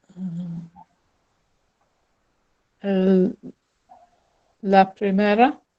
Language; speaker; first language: Spanish; non-native, learner; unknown